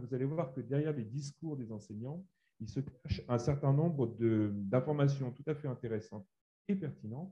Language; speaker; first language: French; native; French